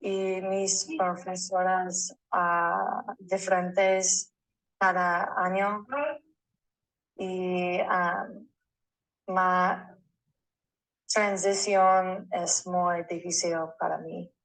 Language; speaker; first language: Spanish; non-native, learner; English